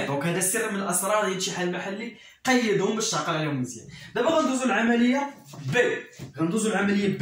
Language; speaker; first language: Arabic; native; Arabic